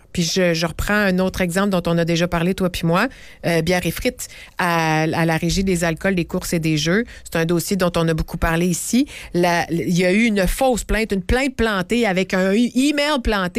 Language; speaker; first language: French; native; French